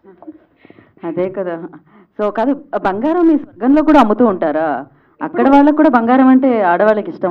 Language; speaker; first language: Telugu; native; Telugu